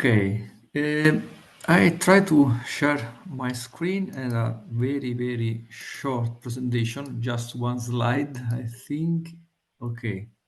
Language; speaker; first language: English; non-native, fluent; Italian